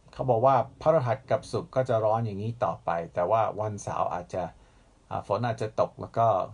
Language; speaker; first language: Thai; non-native, fluent; English